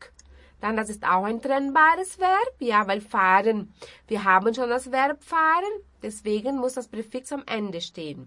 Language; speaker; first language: German; non-native, fluent; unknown